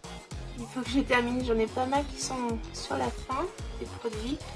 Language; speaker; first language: French; native; French